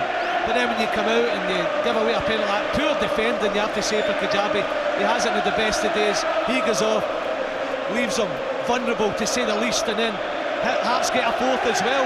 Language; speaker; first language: English; native; English